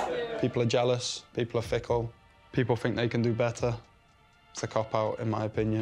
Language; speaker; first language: English; native; English